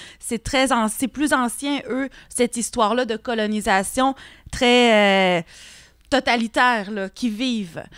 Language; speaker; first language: French; non-native, local second language; Innu-aimun